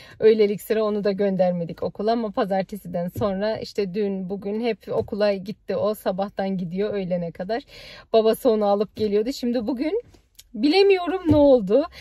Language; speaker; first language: Turkish; early bilingual, heritage; Turkish